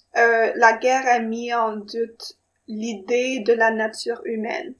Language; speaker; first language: French; non-native, local second language; English